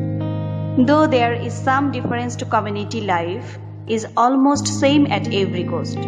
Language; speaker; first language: English; non-native, local second language; Bangla